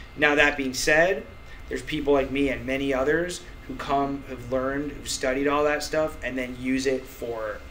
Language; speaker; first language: English; native; English